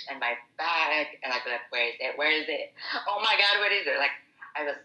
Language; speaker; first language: English; non-native, fluent; Arabic